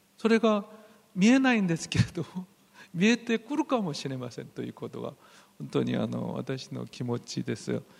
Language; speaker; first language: Japanese; non-native, fluent; Korean